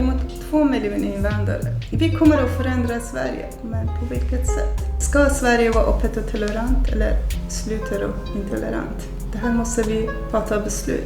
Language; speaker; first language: Swedish; non-native, fluent; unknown